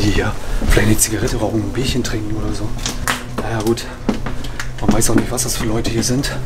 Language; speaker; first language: German; native; German